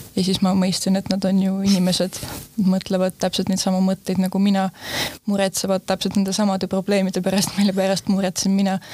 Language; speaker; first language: Estonian; native; Estonian